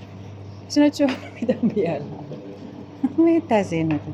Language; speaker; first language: Finnish; non-native, learner; Filipino